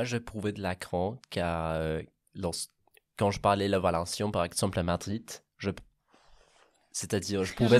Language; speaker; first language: French; non-native, fluent; Catalan